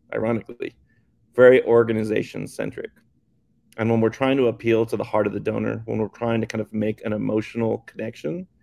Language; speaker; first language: English; native; English